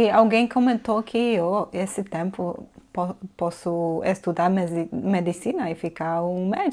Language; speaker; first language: Portuguese; non-native, fluent; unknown